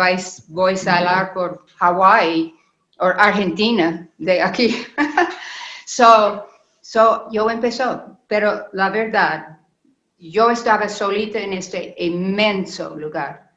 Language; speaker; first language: Spanish; non-native, learner; English